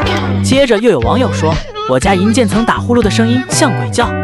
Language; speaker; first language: Chinese; native; Chinese